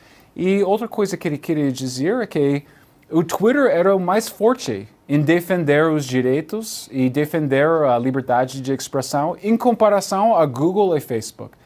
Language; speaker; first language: Portuguese; non-native, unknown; English